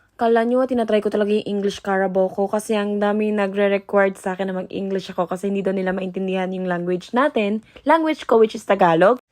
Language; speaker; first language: Filipino; native; Filipino